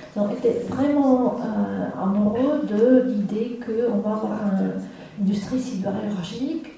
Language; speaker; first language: French; non-native, fluent; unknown